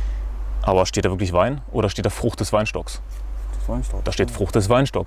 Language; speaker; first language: German; native; German